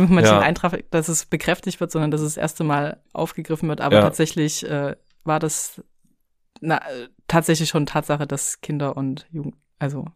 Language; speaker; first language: German; native; German